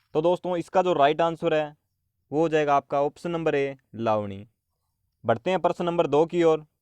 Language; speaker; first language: Hindi; native; Hindi